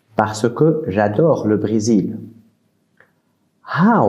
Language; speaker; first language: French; non-native, fluent; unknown